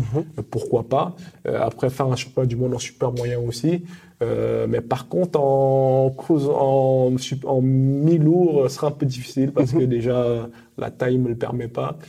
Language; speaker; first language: French; early bilingual, other home language; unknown